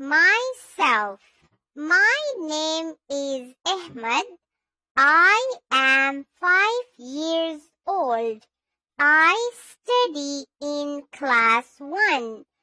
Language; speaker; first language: English; non-native, learner; Urdu